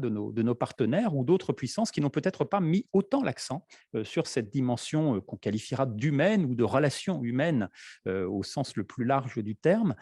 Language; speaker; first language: French; native; French